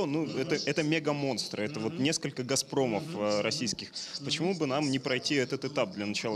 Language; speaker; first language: Russian; native; Russian